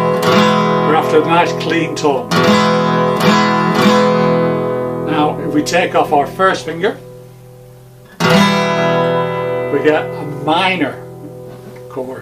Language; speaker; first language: English; native; English